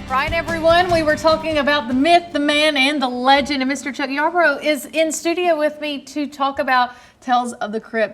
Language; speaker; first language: English; native; English